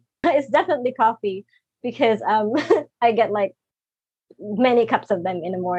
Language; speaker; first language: English; non-native, local second language; Filipino